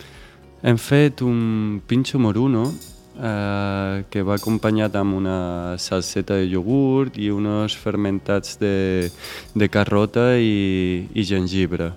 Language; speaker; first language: Catalan; non-native, local second language; Spanish